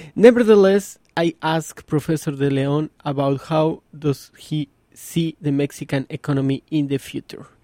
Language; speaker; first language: English; non-native, fluent; Spanish